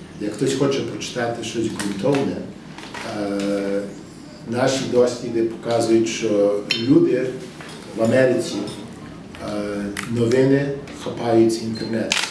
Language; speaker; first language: Ukrainian; early bilingual, heritage; English